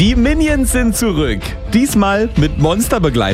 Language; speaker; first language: German; native; German